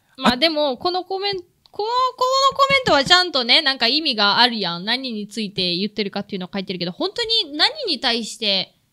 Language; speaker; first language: Japanese; early bilingual, other home language; Russian